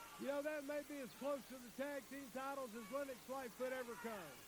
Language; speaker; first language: English; native; English